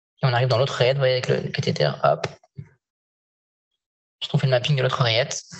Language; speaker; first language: French; native; French